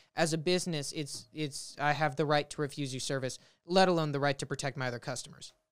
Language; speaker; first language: English; native; English